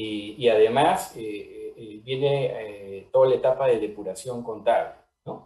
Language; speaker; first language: Spanish; native; Spanish